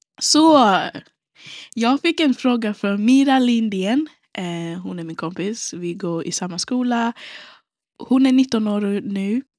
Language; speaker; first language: Swedish; non-native, local second language; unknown